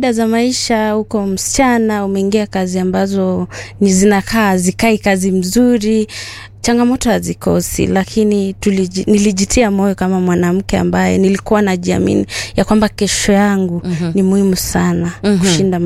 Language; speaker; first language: Swahili; non-native, local second language; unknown